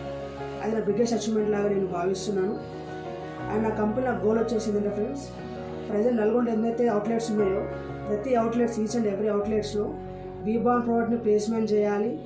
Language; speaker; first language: Telugu; native; Telugu